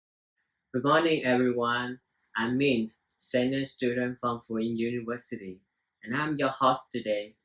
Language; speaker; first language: English; non-native, learner; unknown